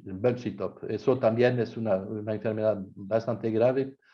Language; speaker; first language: Spanish; non-native, fluent; French